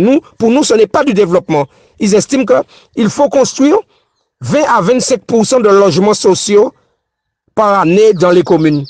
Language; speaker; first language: French; native; French